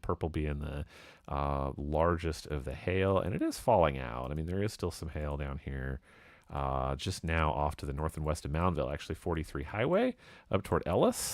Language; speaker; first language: English; native; English